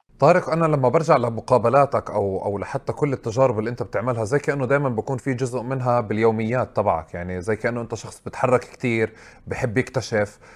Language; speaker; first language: Arabic; native; Arabic